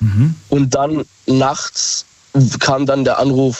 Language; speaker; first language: German; native; German